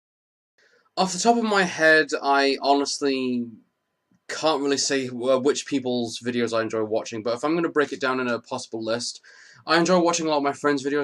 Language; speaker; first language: English; native; English